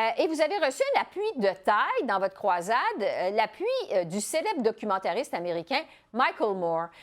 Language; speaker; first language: French; native; French